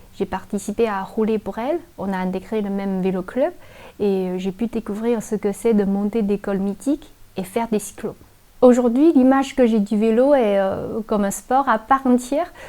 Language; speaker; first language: French; non-native, fluent; Chinese